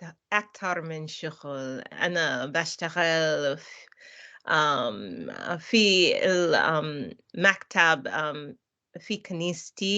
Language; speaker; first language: Arabic; non-native, learner; English